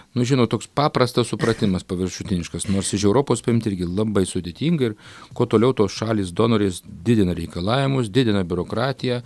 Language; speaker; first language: Lithuanian; native; Lithuanian